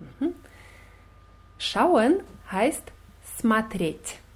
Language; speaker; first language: German; non-native, fluent; Russian